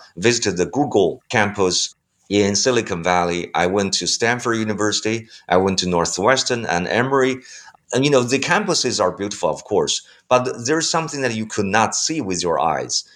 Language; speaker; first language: English; non-native, fluent; Chinese